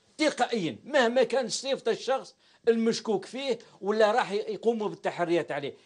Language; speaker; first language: Arabic; native; Arabic